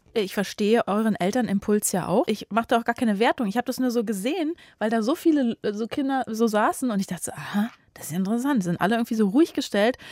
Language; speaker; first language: German; native; German